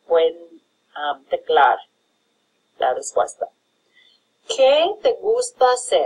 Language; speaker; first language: Spanish; non-native, fluent; English